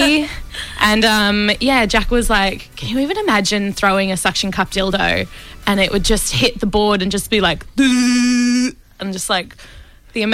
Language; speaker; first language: English; native; English